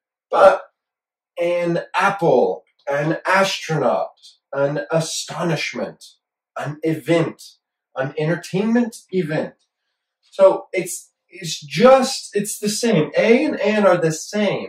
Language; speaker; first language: English; native; English